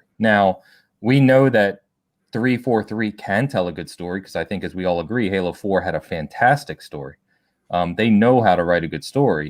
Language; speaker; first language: English; native; English